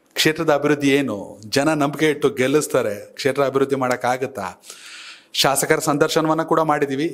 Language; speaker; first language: Kannada; native; Kannada